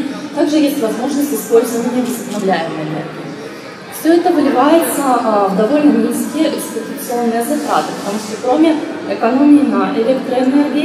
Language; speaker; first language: Russian; native; Russian